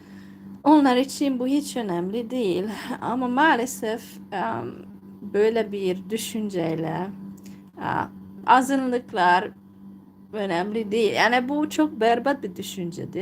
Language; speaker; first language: Turkish; non-native, fluent; Hungarian